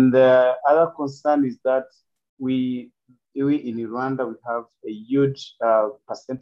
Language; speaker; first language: English; non-native, local second language; Kinyarwanda